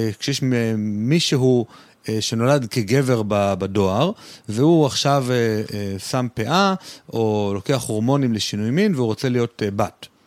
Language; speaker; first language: Hebrew; native; Hebrew